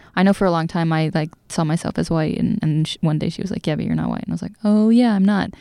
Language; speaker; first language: English; native; English